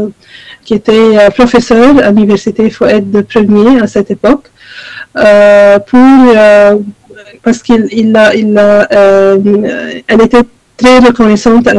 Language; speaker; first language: French; non-native, fluent; Arabic